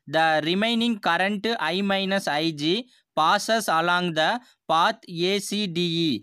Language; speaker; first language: English; non-native, local second language; Tamil